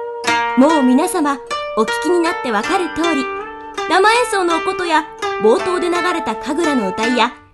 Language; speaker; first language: Japanese; native; Japanese